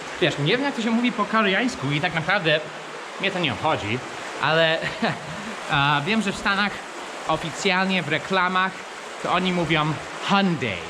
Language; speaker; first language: Polish; non-native, fluent; English